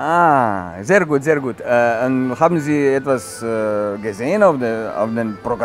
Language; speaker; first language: German; non-native, learner; Slovenian